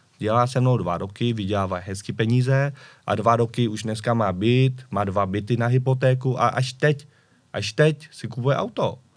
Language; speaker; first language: Czech; early bilingual, other home language; Vietnamese